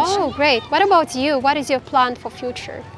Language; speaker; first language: English; non-native, learner; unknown